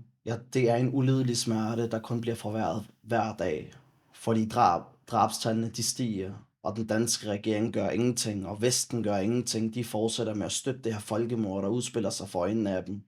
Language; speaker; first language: Danish; early bilingual, other home language; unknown